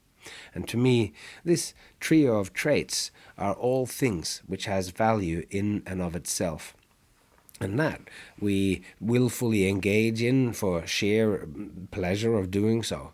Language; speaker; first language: English; non-native, fluent; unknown